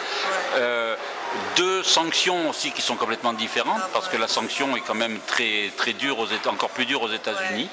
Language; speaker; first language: French; native; French